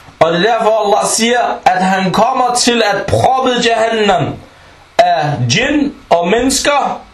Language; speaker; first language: Danish; early bilingual, other home language; Arabic